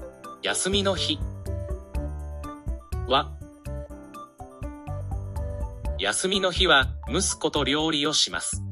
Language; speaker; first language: Japanese; non-native, learner; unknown